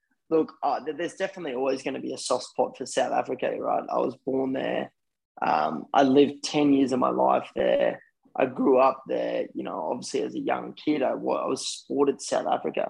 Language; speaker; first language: English; early bilingual, other home language; Afrikaans